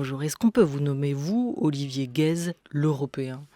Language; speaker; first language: French; native; French